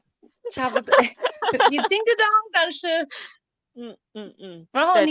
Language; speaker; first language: Chinese; non-native, learner; English